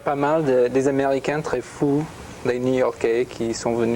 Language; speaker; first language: French; non-native, fluent; English